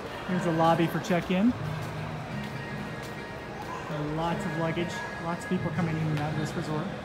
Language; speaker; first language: English; native; English